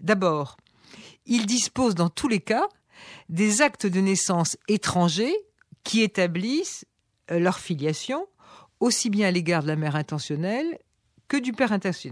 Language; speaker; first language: French; native; French